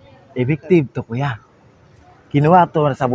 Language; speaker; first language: Filipino; non-native, local second language; Cebuano